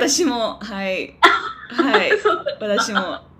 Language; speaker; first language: Japanese; non-native, learner; English